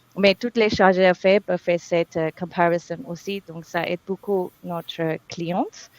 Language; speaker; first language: French; non-native, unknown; English